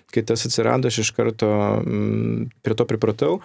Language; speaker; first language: Lithuanian; native; Lithuanian